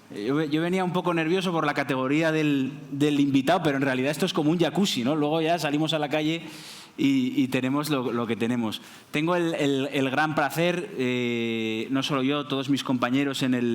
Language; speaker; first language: Spanish; native; Spanish